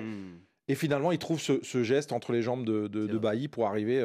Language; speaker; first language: French; native; French